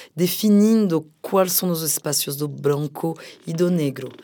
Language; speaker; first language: Portuguese; non-native, fluent; French